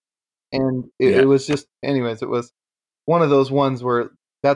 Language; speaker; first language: English; native; English